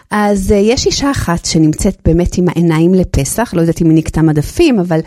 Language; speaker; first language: Hebrew; native; Hebrew